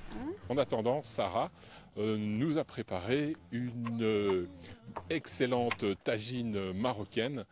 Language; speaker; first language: French; native; French